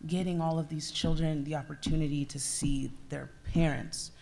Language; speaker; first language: English; native; English